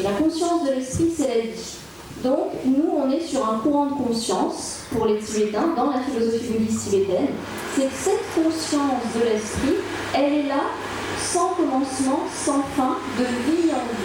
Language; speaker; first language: French; native; French